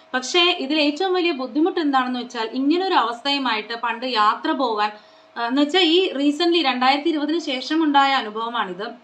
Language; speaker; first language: Malayalam; non-native, local second language; Konkani